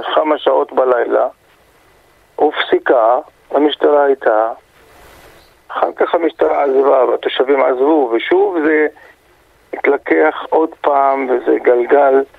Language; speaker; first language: Hebrew; non-native, local second language; Arabic